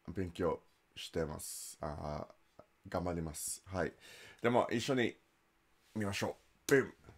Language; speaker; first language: Japanese; non-native, learner; English